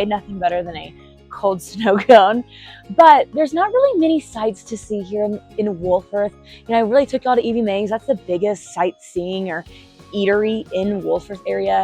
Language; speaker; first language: English; native; English